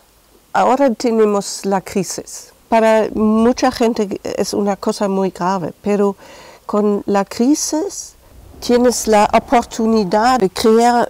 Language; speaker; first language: Spanish; non-native, fluent; German